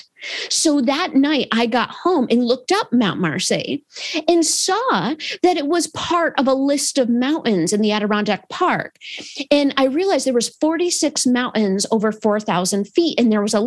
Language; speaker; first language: English; native; English